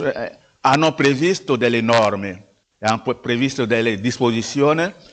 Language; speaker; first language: Italian; non-native, fluent; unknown